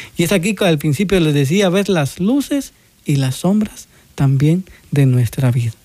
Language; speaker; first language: Spanish; native; Spanish